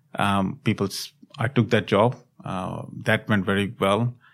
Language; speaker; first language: English; non-native, local second language; Hindi